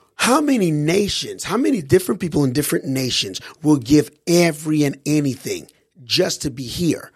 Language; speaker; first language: English; early bilingual, other home language; Haitian Creole